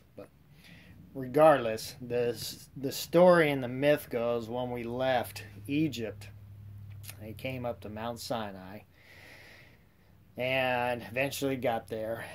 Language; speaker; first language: English; native; English